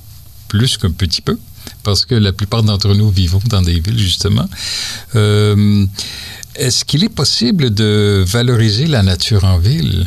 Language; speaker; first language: French; native; French